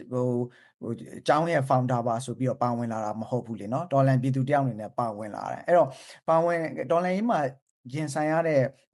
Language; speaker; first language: Burmese; native; Burmese